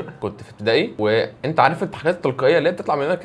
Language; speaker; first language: Arabic; native; Arabic